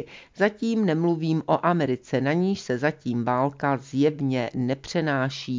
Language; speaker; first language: Czech; native; Czech